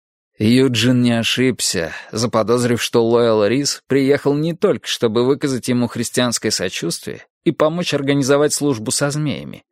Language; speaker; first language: Russian; native; Russian